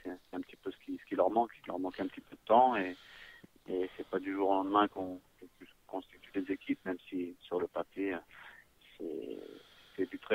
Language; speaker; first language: French; native; French